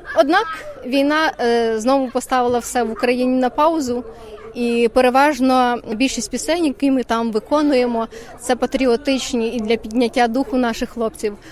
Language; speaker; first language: Ukrainian; native; Ukrainian